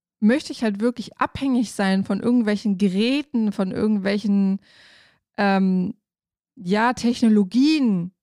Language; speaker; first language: German; native; German